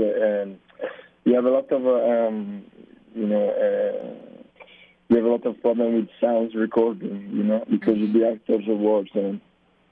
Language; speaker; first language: English; non-native, learner; Italian